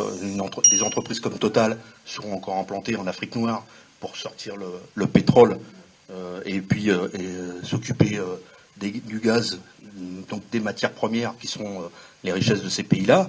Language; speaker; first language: French; native; French